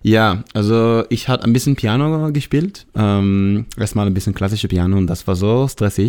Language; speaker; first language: German; non-native, learner; Hebrew